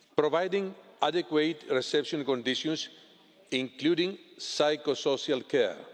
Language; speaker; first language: English; non-native, fluent; Greek